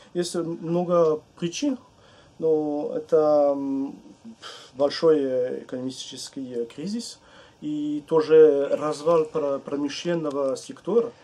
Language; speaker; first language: Russian; non-native, learner; French